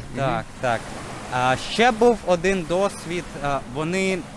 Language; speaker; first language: Ukrainian; native; Ukrainian